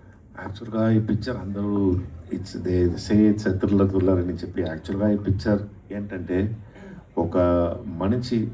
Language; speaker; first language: Telugu; non-native, learner; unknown